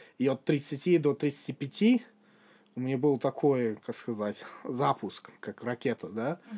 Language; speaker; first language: Russian; non-native, fluent; English